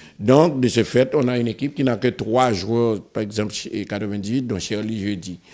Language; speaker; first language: French; non-native, local second language; Haitian Creole